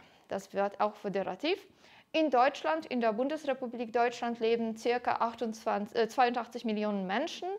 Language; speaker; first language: German; non-native, fluent; Polish